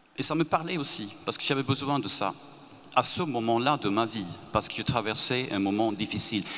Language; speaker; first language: French; non-native, fluent; Swedish